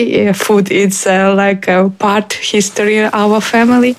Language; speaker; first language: English; non-native, learner; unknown